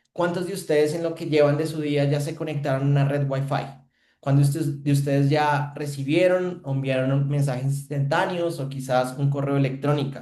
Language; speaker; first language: Spanish; native; Spanish